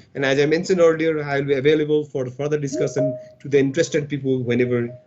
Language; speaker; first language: English; non-native, local second language; Nepali